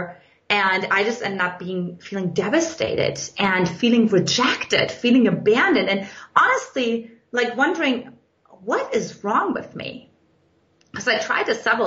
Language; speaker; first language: English; non-native, fluent; German